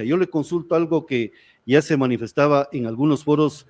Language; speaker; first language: Spanish; native; Spanish